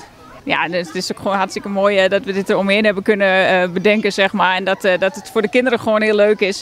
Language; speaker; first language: Dutch; native; Dutch